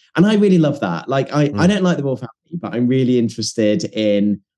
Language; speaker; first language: English; native; English